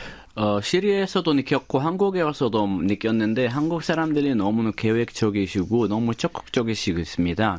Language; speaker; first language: Korean; non-native, fluent; Arabic